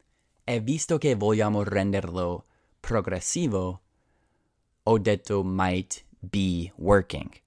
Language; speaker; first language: Italian; non-native, fluent; English